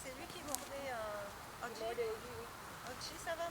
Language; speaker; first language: French; native; French